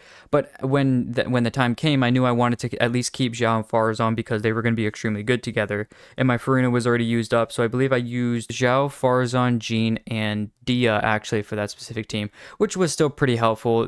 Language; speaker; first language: English; native; English